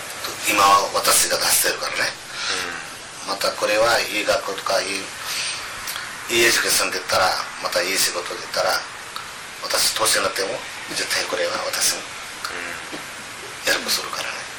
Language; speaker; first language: Japanese; non-native, learner; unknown